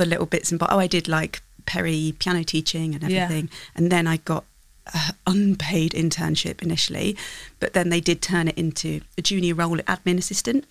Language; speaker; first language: English; native; English